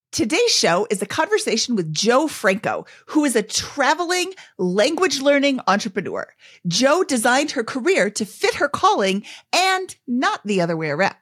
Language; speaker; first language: English; native; English